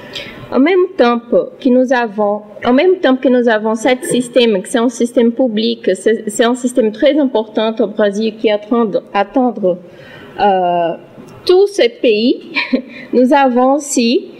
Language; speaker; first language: French; non-native, learner; Portuguese